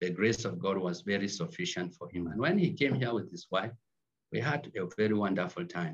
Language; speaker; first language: English; non-native, local second language; Hausa